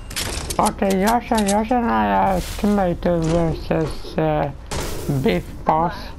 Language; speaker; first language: Swedish; early bilingual, other home language; Chinese